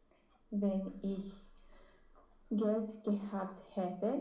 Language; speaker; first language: German; non-native, learner; Romanian